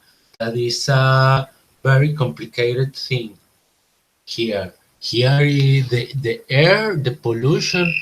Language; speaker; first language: English; non-native, learner; Spanish